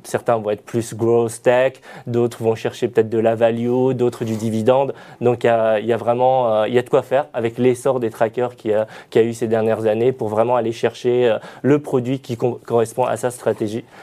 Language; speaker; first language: French; native; French